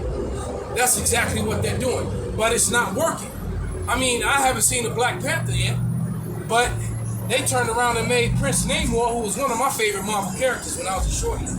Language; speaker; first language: English; native; English